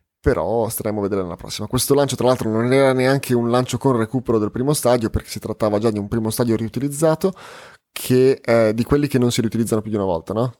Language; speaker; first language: Italian; native; Italian